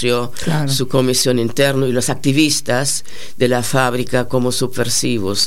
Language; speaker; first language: Spanish; non-native, fluent; German